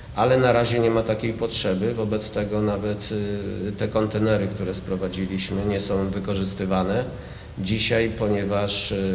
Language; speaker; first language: Polish; native; Polish